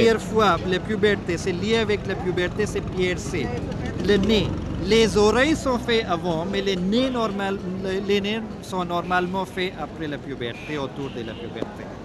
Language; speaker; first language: French; non-native, fluent; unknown